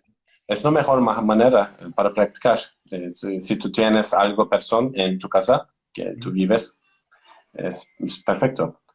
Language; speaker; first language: Spanish; non-native, learner; Turkish